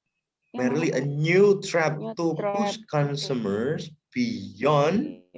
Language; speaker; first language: English; non-native, fluent; Indonesian